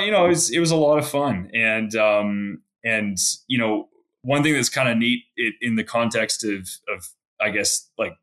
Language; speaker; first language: English; native; English